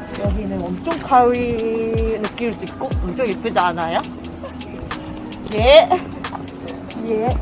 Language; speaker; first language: Korean; non-native, learner; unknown